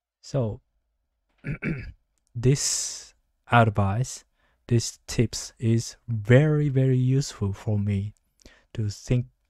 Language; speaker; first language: English; non-native, learner; Japanese